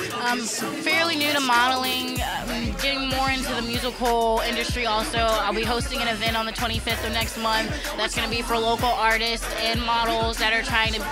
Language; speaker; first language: English; native; English